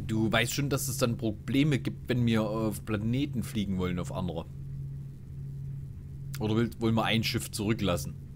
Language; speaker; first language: German; native; German